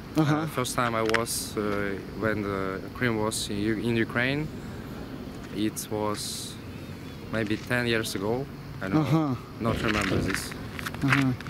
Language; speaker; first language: English; non-native, learner; Russian